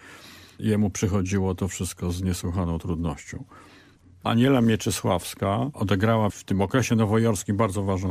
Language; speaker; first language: Polish; native; Polish